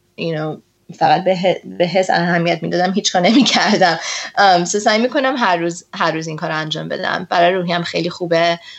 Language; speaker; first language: Persian; early bilingual, heritage; Persian